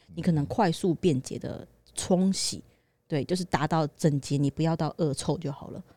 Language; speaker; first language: Chinese; native; Chinese